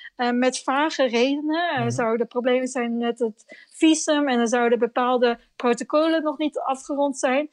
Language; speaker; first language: Dutch; native; Dutch